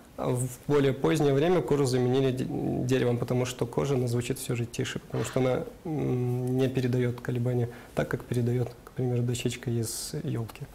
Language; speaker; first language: Russian; non-native, local second language; Karachay-Balkar